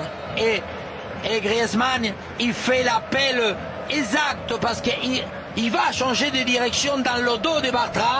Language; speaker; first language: French; native; French